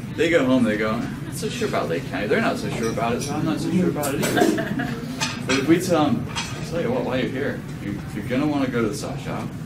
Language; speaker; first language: English; non-native, fluent; Danish